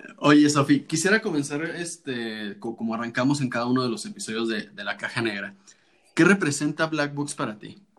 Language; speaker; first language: Spanish; native; Spanish